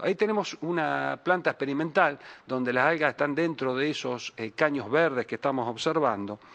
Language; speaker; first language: Spanish; native; Spanish